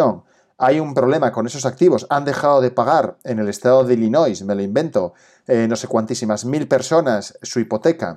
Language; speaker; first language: Spanish; native; Spanish